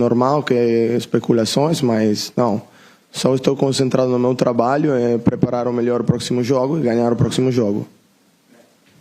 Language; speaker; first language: Portuguese; non-native, learner; Italian